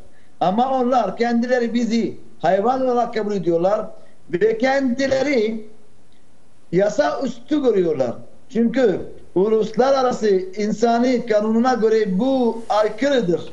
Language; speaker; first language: Turkish; non-native, fluent; Arabic